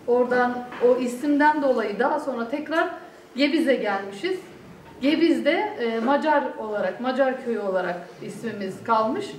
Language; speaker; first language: Turkish; native; Turkish